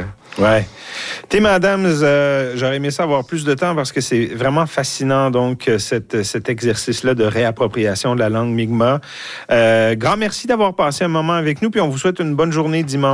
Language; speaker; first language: French; native; French